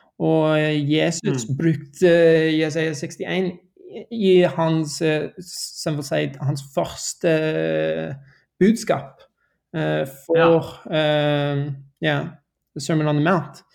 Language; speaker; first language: Norwegian; non-native, learner; English